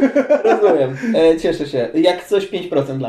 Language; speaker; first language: Polish; native; Polish